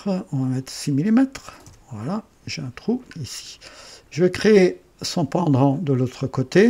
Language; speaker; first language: French; native; French